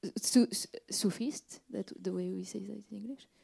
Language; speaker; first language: English; non-native, fluent; French